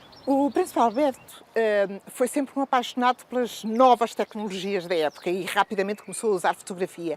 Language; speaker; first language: Portuguese; native; Portuguese